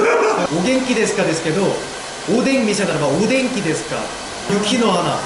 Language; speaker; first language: Japanese; non-native, learner; Korean